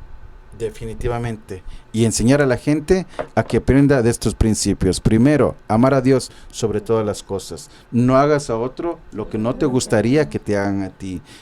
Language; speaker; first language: Spanish; native; Spanish